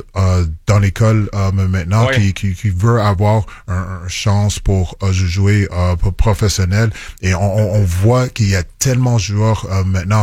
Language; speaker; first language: French; non-native, local second language; English